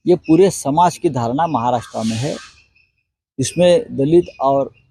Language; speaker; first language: Hindi; non-native, local second language; Marathi